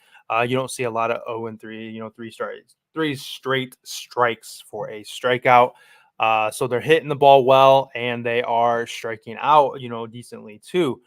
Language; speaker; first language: English; native; English